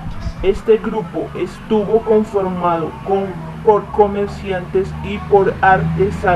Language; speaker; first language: Spanish; native; Spanish